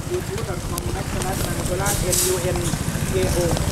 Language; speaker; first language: Thai; native; Thai